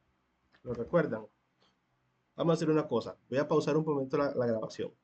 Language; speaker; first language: Spanish; native; Spanish